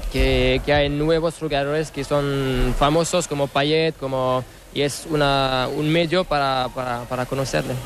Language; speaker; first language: Spanish; non-native, learner; French